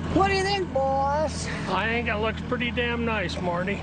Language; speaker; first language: English; native; English